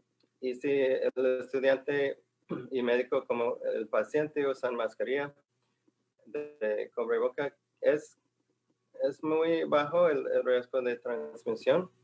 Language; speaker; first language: Spanish; non-native, fluent; English